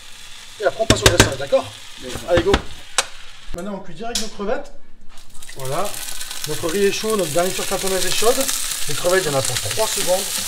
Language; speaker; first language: French; native; French